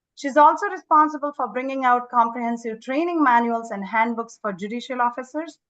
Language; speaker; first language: English; non-native, local second language; Kannada